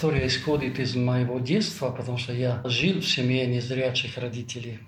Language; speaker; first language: Russian; non-native, fluent; Italian